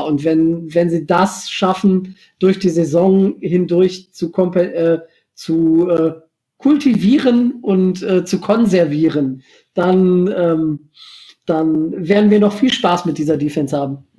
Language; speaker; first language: German; native; German